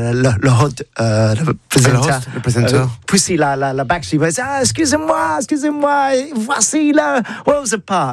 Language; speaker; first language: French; non-native, learner; English